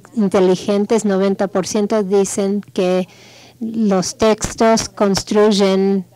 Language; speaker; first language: Spanish; non-native, fluent; English